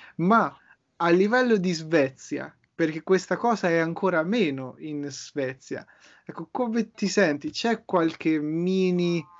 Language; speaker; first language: Italian; native; Italian